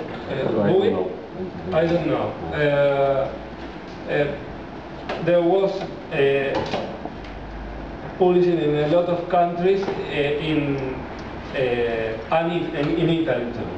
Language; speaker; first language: English; non-native, learner; Spanish